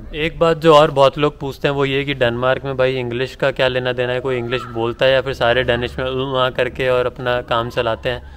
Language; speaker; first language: Hindi; native; Hindi